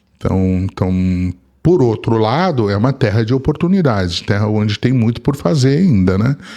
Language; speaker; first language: Portuguese; early bilingual, other home language; Arabic